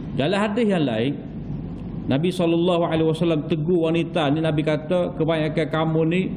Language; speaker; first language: Malay; native; Malay